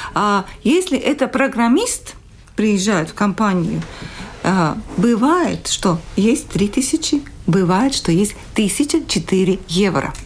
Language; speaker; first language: Russian; non-native, local second language; Latvian